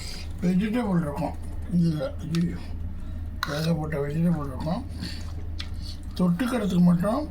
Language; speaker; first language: Tamil; native; Tamil